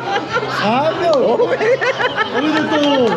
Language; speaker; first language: Japanese; non-native, learner; Korean